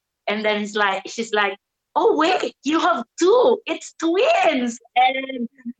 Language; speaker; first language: English; non-native, local second language; Cebuano